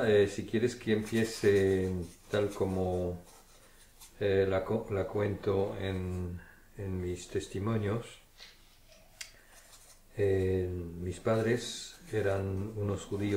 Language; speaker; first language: Spanish; early bilingual, heritage; German